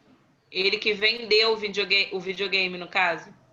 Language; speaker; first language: Portuguese; native; Portuguese